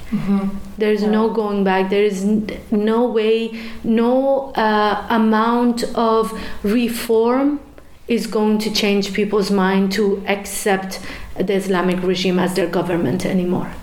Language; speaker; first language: English; non-native, fluent; Persian